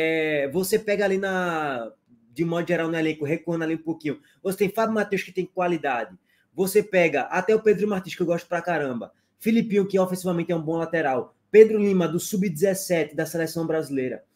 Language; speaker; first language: Portuguese; native; Portuguese